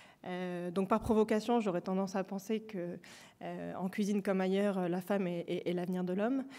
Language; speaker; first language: French; native; French